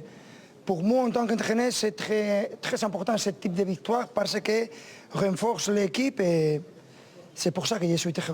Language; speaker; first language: French; non-native, learner; Spanish